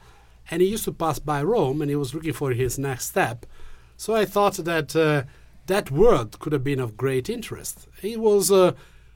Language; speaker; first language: English; non-native, fluent; Italian